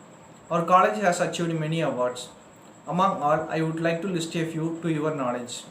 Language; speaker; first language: English; non-native, local second language; Tamil